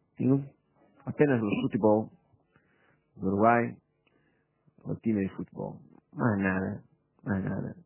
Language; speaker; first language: Spanish; non-native, fluent; Portuguese